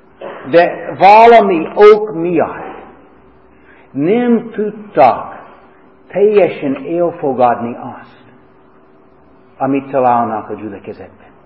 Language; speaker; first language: Hungarian; non-native, fluent; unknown